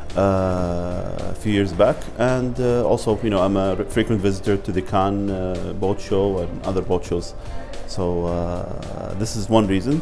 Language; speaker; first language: English; non-native, fluent; Arabic